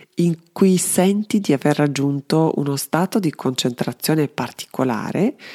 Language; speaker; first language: Italian; non-native, fluent; Serbian